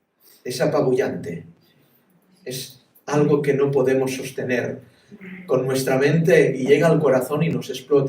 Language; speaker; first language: Spanish; native; Spanish